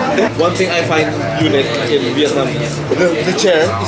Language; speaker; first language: English; non-native, fluent; Indonesian